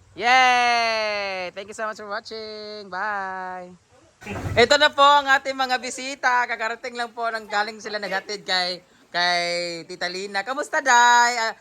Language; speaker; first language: Filipino; non-native, local second language; Cebuano